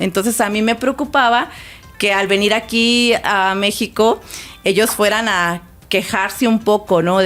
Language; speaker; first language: Spanish; native; Spanish